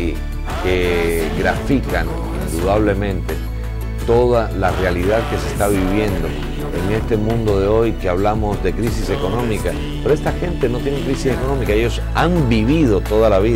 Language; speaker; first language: Spanish; native; Spanish